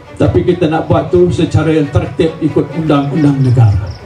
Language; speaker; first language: Malay; native; Malay